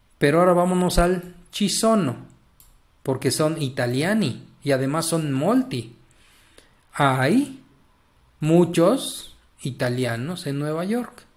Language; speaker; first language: Spanish; native; Spanish